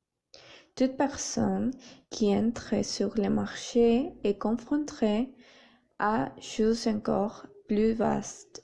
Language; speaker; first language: French; non-native, learner; Spanish